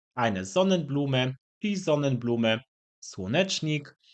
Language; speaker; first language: German; non-native, fluent; Polish